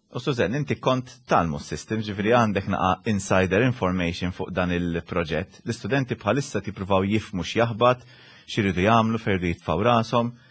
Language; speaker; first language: Maltese; native; Maltese